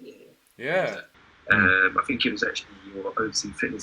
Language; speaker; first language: English; native; English